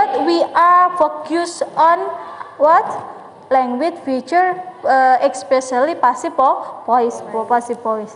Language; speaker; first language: English; non-native, learner; Indonesian